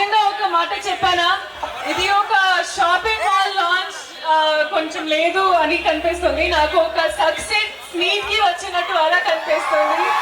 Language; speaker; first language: Telugu; non-native, local second language; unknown